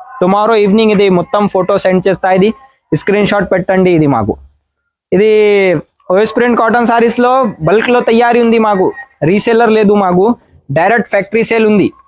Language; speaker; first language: Telugu; non-native, learner; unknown